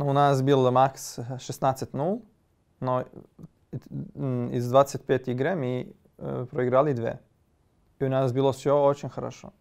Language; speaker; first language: Russian; non-native, learner; Serbian